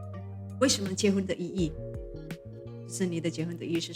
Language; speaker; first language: Chinese; non-native, learner; Indonesian